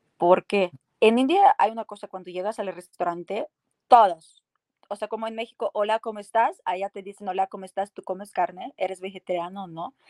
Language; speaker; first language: Spanish; non-native, fluent; Ukrainian